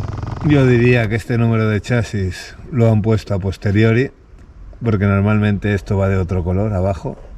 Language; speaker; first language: Spanish; native; Spanish